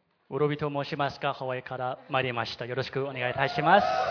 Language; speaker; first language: Japanese; non-native, learner; English